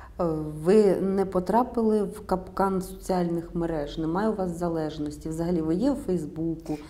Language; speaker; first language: Ukrainian; native; Ukrainian